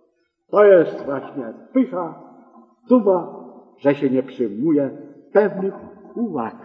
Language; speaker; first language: Polish; native; Polish